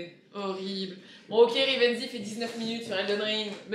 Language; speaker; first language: French; native; French